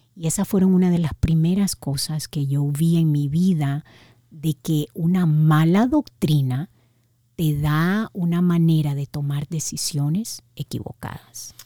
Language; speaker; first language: Spanish; native; Spanish